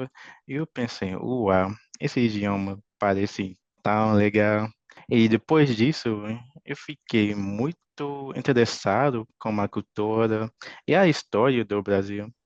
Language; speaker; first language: Portuguese; non-native, fluent; English